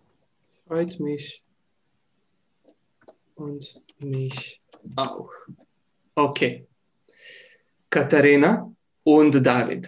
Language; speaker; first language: German; non-native, fluent; Serbian